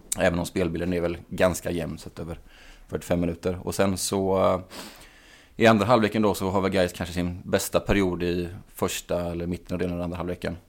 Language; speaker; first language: Swedish; native; Swedish